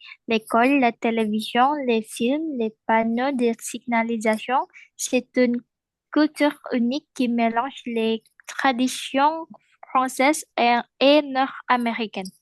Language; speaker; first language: French; non-native, learner; Indonesian